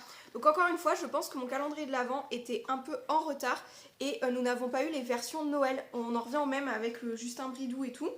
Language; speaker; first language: French; native; French